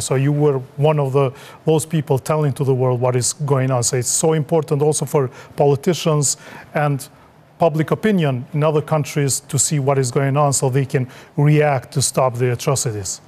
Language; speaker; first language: English; non-native, fluent; Albanian